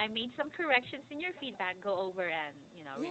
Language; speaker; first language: English; non-native, fluent; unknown